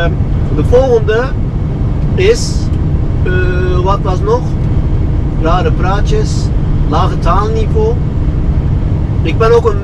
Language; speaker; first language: Dutch; non-native, fluent; Turkish